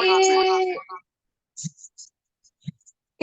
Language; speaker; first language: English; non-native, learner; Spanish